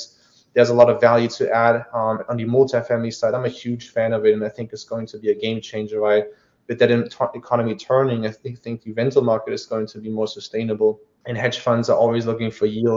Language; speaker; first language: English; non-native, fluent; German